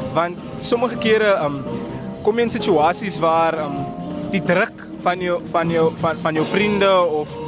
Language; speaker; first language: Afrikaans; non-native, learner; English